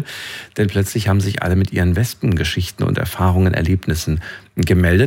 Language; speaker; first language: German; native; German